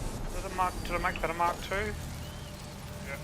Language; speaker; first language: English; native; English